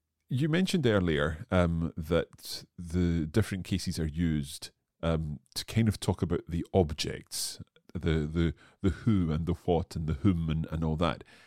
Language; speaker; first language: English; native; English